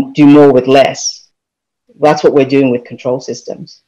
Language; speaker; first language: English; native; English